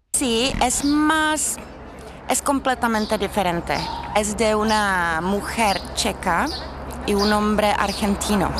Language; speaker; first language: Spanish; non-native, fluent; Czech